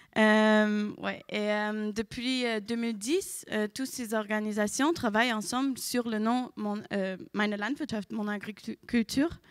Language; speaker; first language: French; non-native, fluent; German